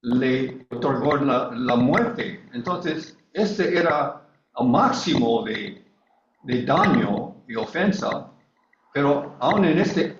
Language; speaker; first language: Spanish; non-native, learner; English